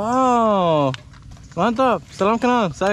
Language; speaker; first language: Indonesian; non-native, learner; Danish